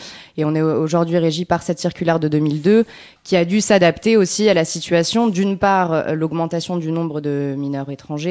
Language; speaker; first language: French; native; French